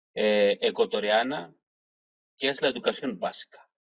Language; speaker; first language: Spanish; non-native, fluent; Greek